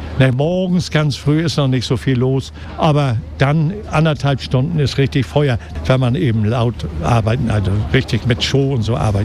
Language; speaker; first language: German; native; German